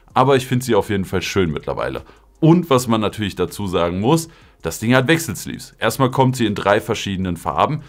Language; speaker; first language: German; native; German